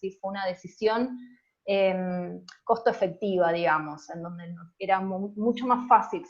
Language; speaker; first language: Spanish; native; Spanish